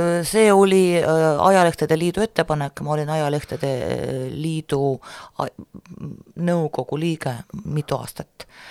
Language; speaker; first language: Estonian; non-native, local second language; Russian